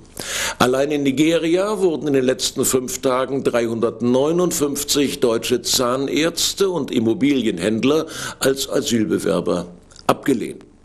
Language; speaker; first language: German; native; German